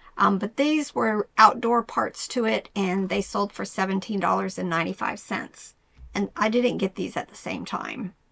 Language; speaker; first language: English; native; English